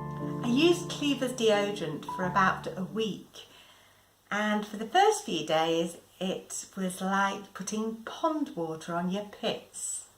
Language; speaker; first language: English; native; English